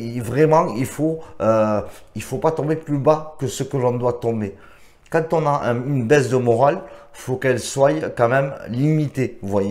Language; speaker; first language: French; native; French